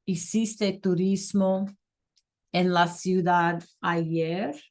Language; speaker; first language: Spanish; non-native, fluent; English